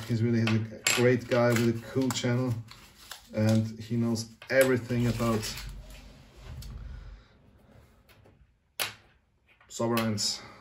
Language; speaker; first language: English; non-native, fluent; German